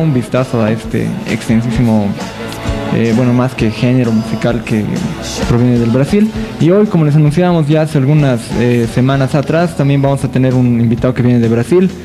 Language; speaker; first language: Spanish; native; Spanish